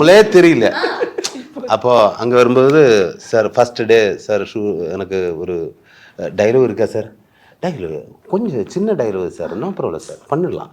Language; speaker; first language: Tamil; non-native, learner; Malayalam